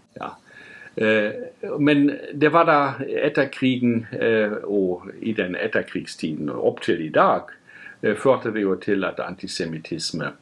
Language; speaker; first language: Norwegian; non-native, fluent; German